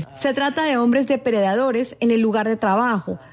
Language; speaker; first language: Spanish; non-native, fluent; English